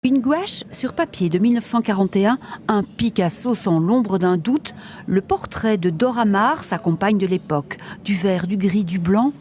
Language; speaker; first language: French; native; French